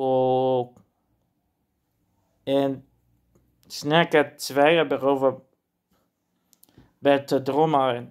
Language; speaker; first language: Swedish; non-native, learner; Portuguese